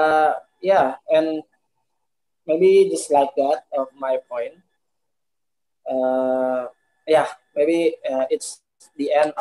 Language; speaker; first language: English; non-native, learner; Indonesian